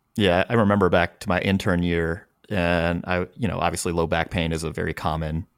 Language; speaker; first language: English; native; English